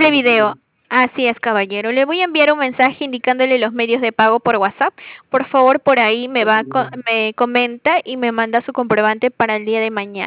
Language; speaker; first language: Spanish; native; Spanish